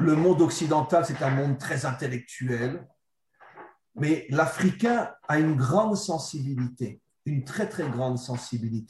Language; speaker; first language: French; native; French